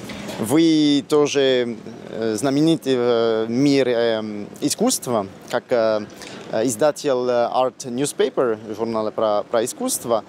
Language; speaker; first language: Russian; non-native, fluent; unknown